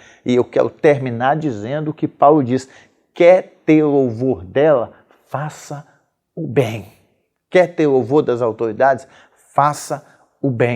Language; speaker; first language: Portuguese; native; Portuguese